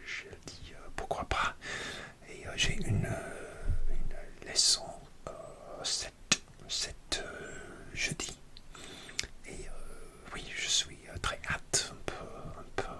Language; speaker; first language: French; non-native, learner; English